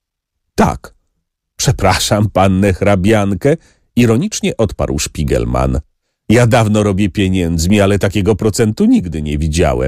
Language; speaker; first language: Polish; native; Polish